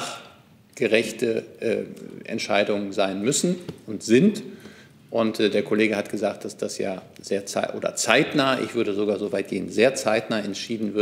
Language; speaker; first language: German; native; German